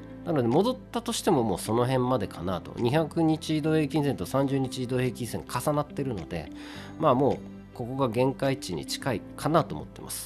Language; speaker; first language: Japanese; native; Japanese